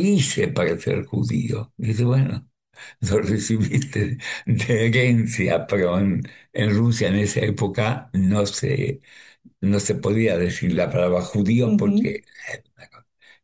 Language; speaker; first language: Spanish; early bilingual, other home language; Yiddish